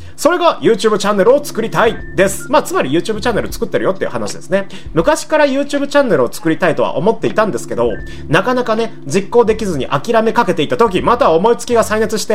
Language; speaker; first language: Japanese; native; Japanese